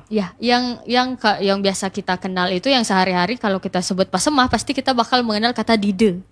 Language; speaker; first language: Indonesian; non-native, local second language; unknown